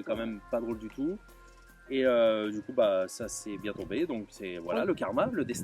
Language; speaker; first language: French; native; French